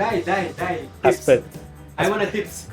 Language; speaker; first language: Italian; non-native, learner; Bangla